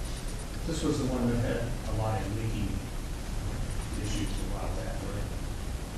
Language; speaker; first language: English; native; English